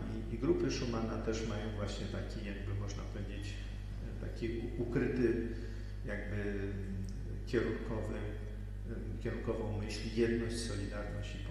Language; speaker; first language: Polish; native; Polish